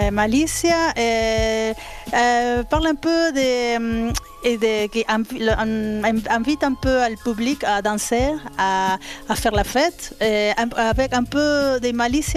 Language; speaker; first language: French; non-native, learner; Spanish